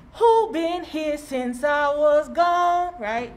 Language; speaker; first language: English; native; English